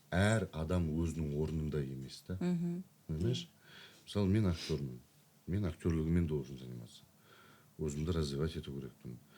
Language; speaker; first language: Kazakh; native; Kazakh